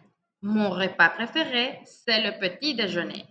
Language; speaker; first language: French; non-native, fluent; Spanish